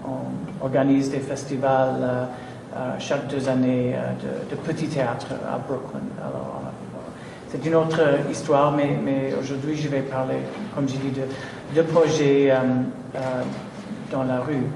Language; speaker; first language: French; non-native, fluent; English